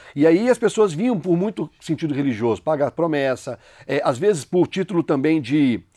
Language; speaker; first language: Portuguese; native; Portuguese